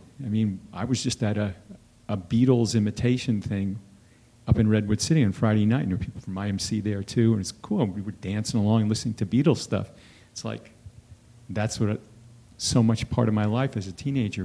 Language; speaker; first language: English; native; English